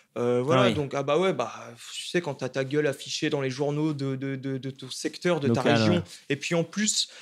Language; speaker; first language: French; native; French